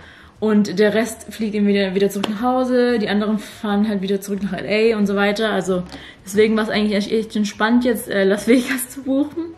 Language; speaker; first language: German; native; German